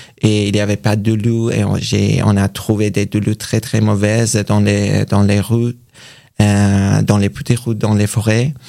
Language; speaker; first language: French; non-native, learner; Persian